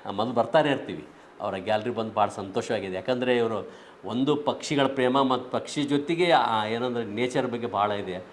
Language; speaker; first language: Kannada; native; Kannada